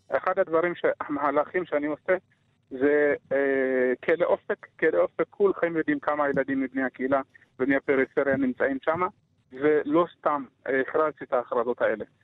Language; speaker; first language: Hebrew; early bilingual, other home language; Amharic